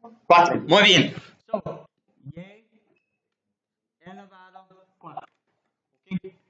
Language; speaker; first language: Spanish; non-native, learner; English